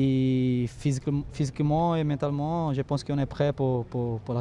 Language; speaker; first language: French; non-native, learner; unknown